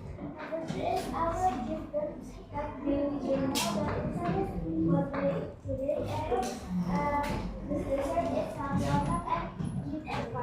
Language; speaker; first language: English; non-native, learner; Indonesian